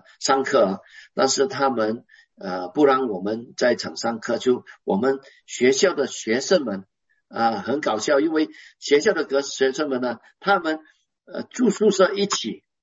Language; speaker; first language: Chinese; non-native, local second language; Hakka Chinese